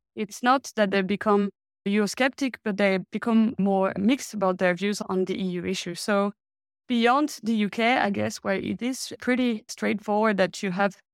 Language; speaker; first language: English; non-native, fluent; French